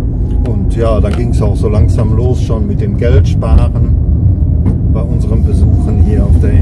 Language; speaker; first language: German; native; German